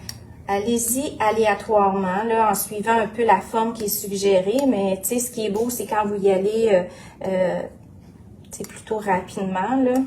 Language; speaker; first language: French; native; French